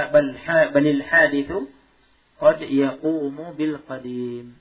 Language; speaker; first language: Arabic; non-native, fluent; Indonesian